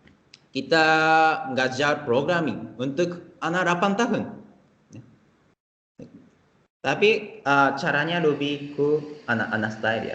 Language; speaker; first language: Indonesian; non-native, fluent; Japanese